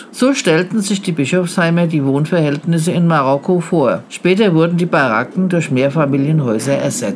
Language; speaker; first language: German; native; German